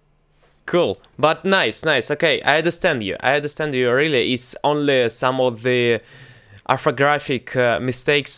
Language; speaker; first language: English; non-native, fluent; Russian